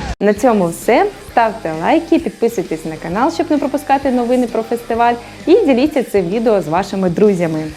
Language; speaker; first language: Ukrainian; native; Ukrainian